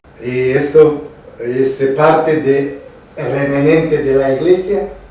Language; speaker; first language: Spanish; non-native, learner; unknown